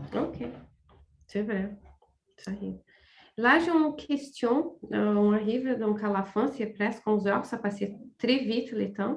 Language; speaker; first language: French; non-native, fluent; Portuguese